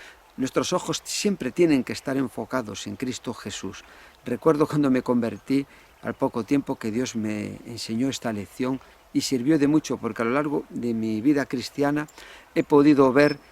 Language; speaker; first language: Spanish; native; Spanish